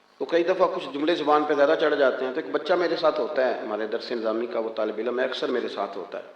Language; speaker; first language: Urdu; non-native, local second language; Punjabi